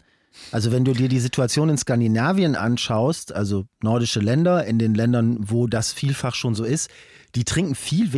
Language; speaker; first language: German; native; German